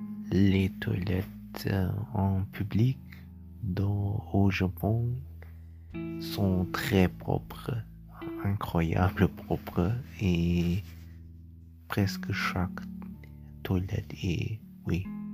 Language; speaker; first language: French; non-native, learner; German